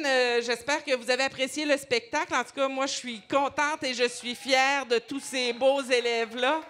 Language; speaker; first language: French; native; French